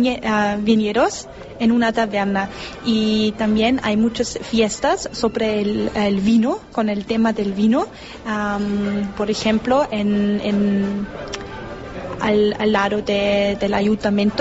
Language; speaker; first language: Spanish; non-native, learner; German